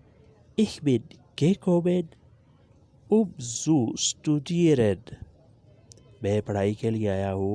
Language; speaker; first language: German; non-native, learner; Urdu